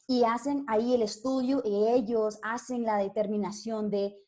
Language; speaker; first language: Spanish; early bilingual, other home language; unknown